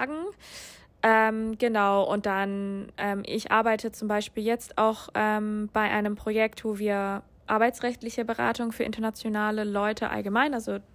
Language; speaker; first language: German; non-native, fluent; English